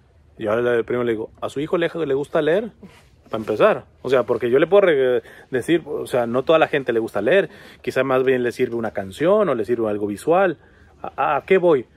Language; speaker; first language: Spanish; native; Spanish